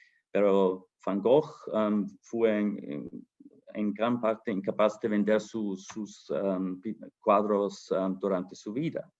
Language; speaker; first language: Spanish; non-native, fluent; German